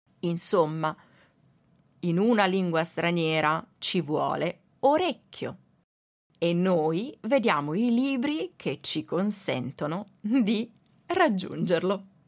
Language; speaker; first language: Italian; native; Italian